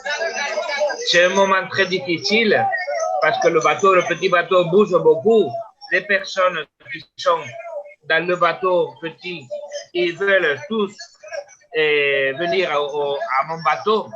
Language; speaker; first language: French; non-native, learner; Spanish